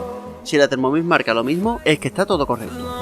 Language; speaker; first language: Spanish; native; Spanish